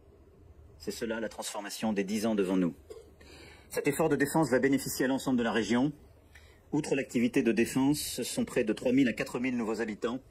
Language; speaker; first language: French; native; French